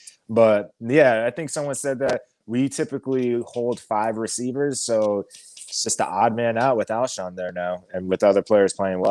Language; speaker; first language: English; native; English